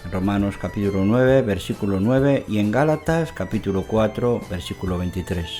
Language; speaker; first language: Spanish; native; Spanish